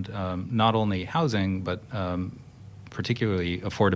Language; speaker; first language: English; native; English